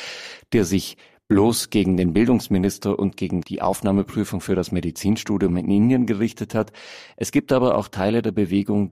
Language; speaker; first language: German; native; German